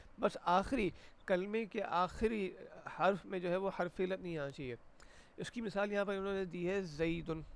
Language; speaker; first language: Urdu; native; Urdu